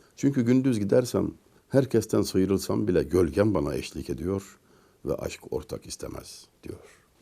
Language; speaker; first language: Turkish; native; Turkish